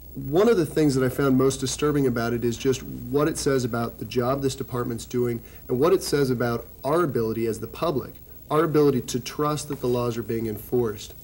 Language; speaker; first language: English; native; English